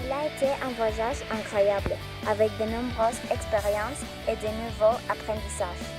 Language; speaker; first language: French; non-native, learner; Spanish